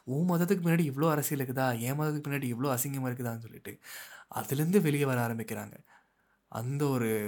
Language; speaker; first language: Tamil; native; Tamil